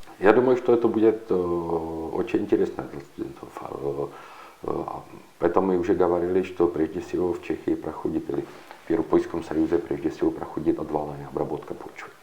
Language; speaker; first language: Russian; non-native, learner; Czech